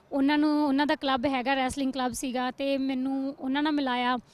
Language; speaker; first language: Punjabi; native; Punjabi